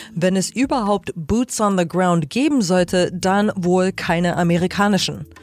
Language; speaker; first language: German; native; German